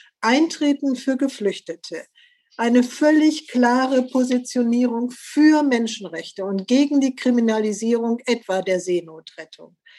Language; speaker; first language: German; native; German